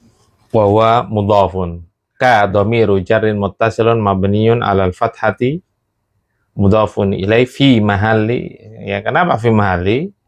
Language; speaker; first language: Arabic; non-native, fluent; Indonesian